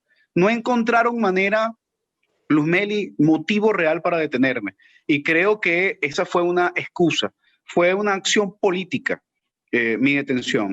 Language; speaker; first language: Spanish; native; Spanish